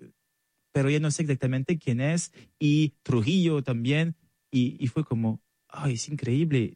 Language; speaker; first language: Spanish; non-native, learner; French